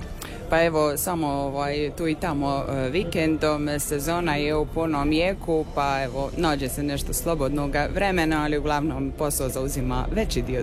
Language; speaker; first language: Serbian; native; Serbian